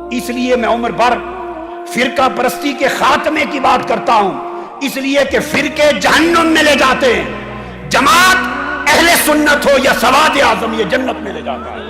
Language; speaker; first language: Urdu; native; Urdu